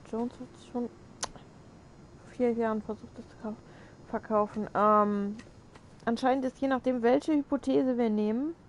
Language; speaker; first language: German; native; German